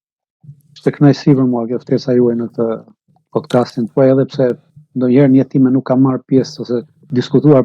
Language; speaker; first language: Albanian; native; Albanian